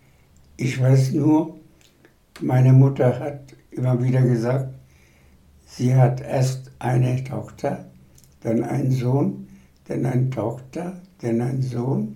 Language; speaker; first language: German; non-native, fluent; Bangla